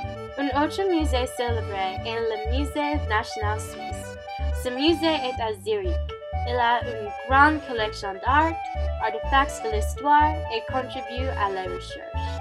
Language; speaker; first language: French; non-native, learner; English